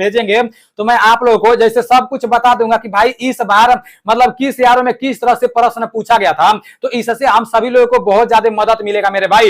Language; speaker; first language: Hindi; native; Hindi